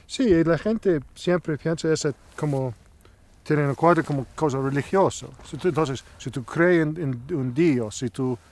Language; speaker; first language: Spanish; non-native, learner; English